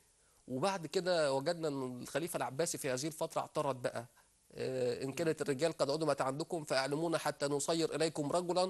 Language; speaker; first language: Arabic; native; Arabic